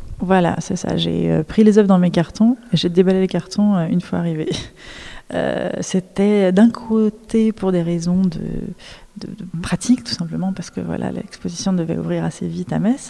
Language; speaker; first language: French; native; French